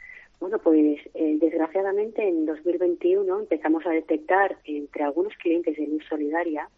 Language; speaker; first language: Spanish; native; Spanish